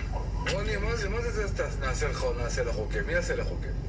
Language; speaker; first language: Hebrew; native; Hebrew